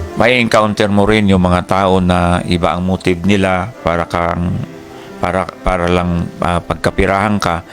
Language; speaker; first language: Filipino; non-native, local second language; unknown